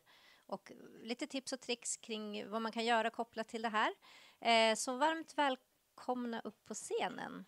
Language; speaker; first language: Swedish; native; Swedish